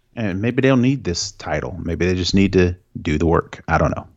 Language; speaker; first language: English; native; English